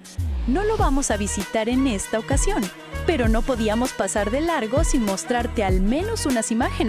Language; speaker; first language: Spanish; native; Spanish